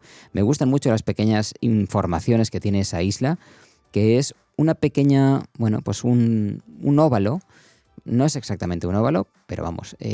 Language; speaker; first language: Spanish; native; Spanish